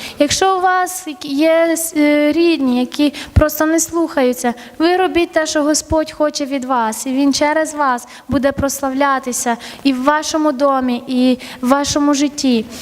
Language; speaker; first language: Ukrainian; early bilingual, other home language; Armenian